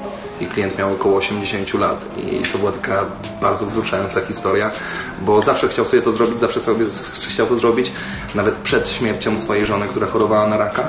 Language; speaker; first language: Polish; native; Polish